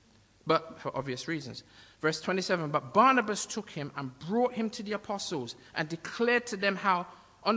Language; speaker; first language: English; native; English